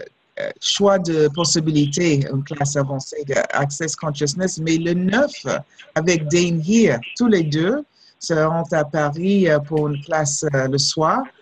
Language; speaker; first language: French; non-native, fluent; English